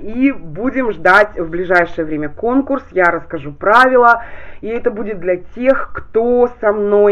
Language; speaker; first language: Russian; native; Russian